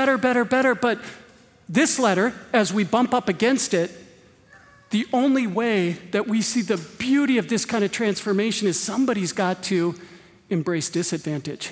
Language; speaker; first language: English; native; English